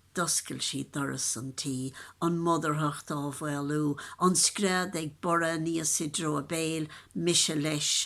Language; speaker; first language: Irish; native; Irish